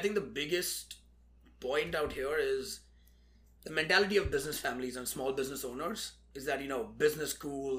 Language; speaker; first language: English; non-native, local second language; Hindi